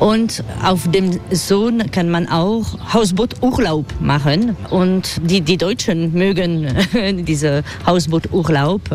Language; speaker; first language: German; non-native, fluent; French